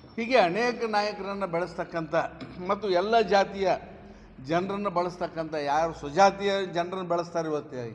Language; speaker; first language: Kannada; native; Kannada